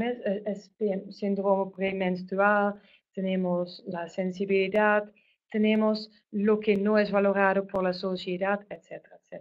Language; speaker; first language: Spanish; non-native, fluent; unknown